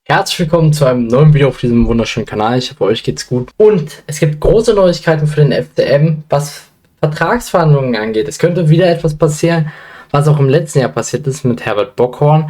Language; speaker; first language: German; native; German